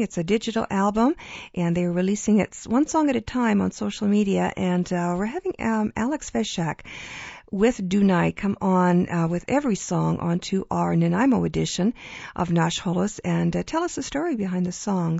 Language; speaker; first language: English; early bilingual, other home language; Ukrainian